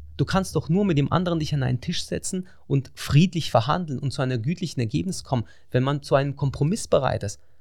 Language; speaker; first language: German; non-native, fluent; Russian